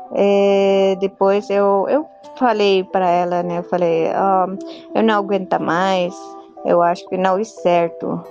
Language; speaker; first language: Portuguese; non-native, learner; Filipino